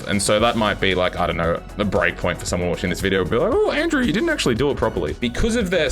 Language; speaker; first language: English; native; English